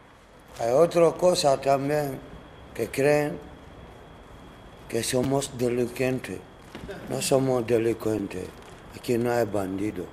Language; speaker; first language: Spanish; non-native, learner; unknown